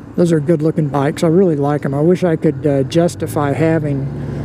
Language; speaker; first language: English; native; English